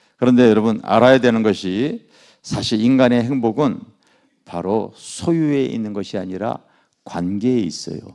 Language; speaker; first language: Korean; native; Korean